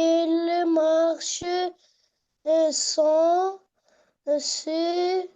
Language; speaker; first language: French; non-native, learner; Arabic